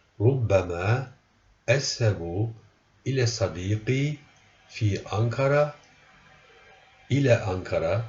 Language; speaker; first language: Arabic; non-native, fluent; Turkish